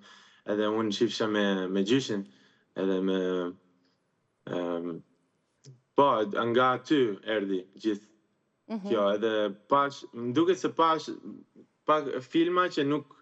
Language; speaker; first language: Albanian; early bilingual, heritage; Albanian